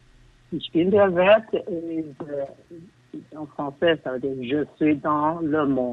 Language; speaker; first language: French; non-native, fluent; Chinese